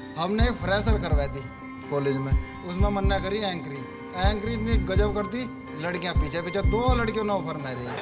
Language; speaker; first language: Hindi; native; Hindi